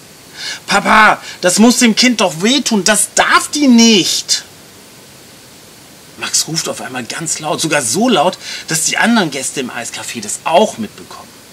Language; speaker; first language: German; native; German